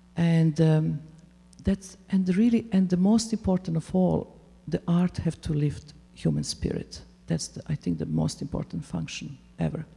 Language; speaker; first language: English; non-native, fluent; Serbian